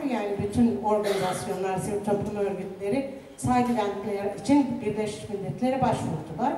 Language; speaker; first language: Turkish; native; Turkish